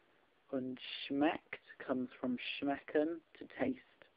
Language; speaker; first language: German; non-native, learner; English